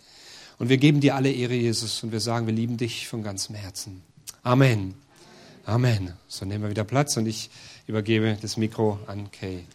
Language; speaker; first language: German; native; German